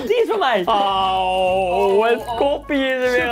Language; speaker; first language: Dutch; native; Dutch